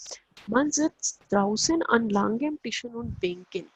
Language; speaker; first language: German; non-native, fluent; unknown